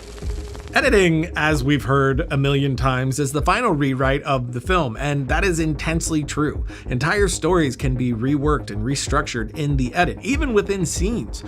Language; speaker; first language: English; native; English